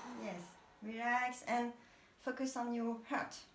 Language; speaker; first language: English; non-native, learner; French